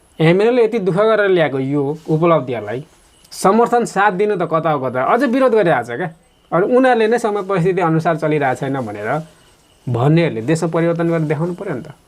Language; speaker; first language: Nepali; non-native, local second language; Limbu